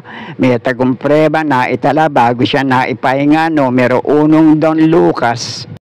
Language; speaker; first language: Filipino; native; Filipino